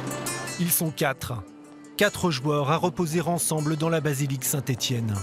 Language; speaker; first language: French; native; French